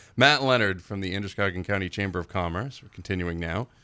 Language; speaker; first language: English; native; English